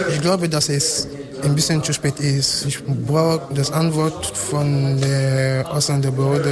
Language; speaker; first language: German; non-native, learner; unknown